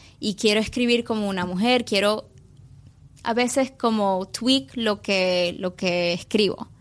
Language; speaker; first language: Spanish; early bilingual, heritage; English